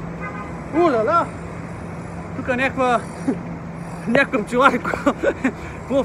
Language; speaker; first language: Bulgarian; native; Bulgarian